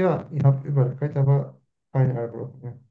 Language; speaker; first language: German; non-native, learner; Turkish